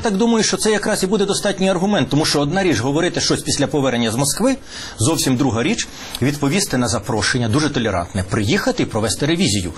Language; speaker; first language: Ukrainian; native; Ukrainian